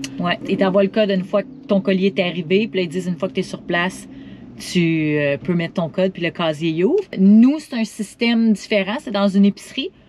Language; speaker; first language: French; native; French